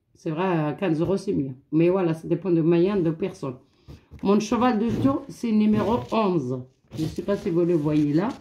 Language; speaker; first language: French; non-native, local second language; Arabic